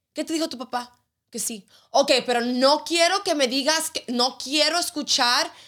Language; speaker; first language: Spanish; early bilingual, heritage; Spanish